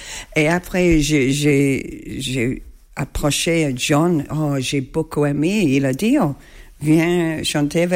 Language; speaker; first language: French; non-native, learner; English